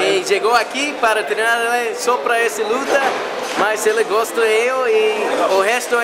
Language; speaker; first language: Portuguese; non-native, learner; English